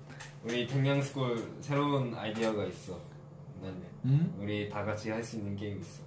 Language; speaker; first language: Korean; early bilingual, heritage; Korean